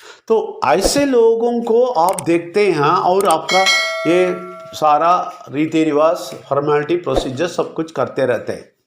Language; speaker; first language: Hindi; non-native, local second language; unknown